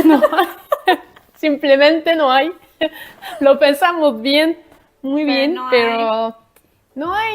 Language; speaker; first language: Spanish; non-native, fluent; French